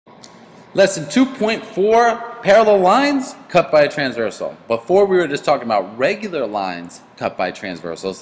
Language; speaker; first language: English; native; English